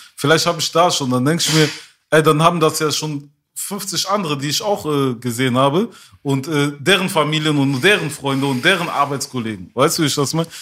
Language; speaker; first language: German; early bilingual, other home language; French